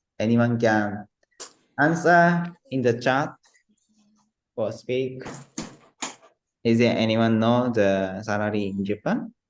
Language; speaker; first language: English; non-native, learner; Japanese